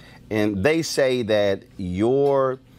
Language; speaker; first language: English; native; English